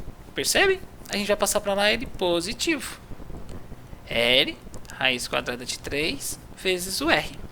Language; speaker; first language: Portuguese; native; Portuguese